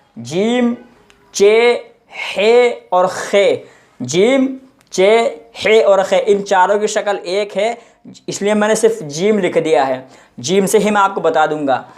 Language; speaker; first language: Urdu; native; Urdu